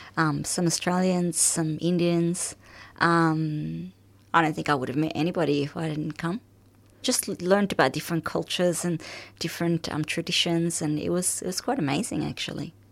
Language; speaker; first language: English; early bilingual, other home language; Arabic